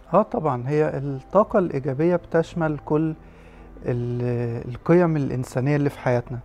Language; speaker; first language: Arabic; native; Arabic